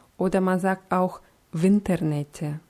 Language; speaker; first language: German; non-native, fluent; Russian